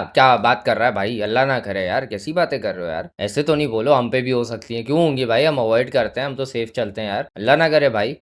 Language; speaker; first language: Urdu; native; Urdu